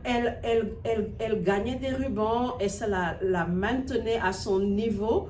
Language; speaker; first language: French; non-native, local second language; Wolof